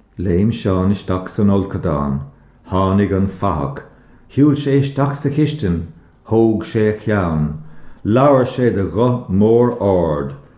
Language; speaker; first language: Irish; native; Irish